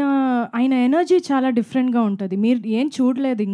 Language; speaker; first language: Telugu; non-native, fluent; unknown